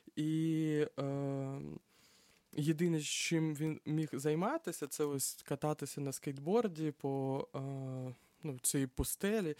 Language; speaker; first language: Ukrainian; native; Ukrainian